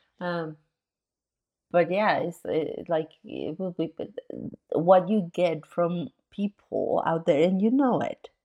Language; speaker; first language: English; non-native, fluent; Spanish